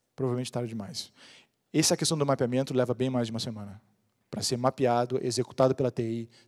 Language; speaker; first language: Portuguese; native; Portuguese